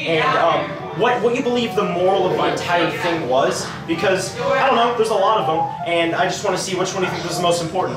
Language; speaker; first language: English; native; English